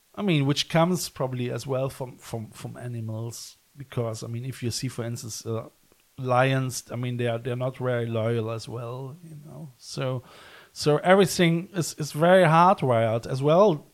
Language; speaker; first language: English; non-native, fluent; German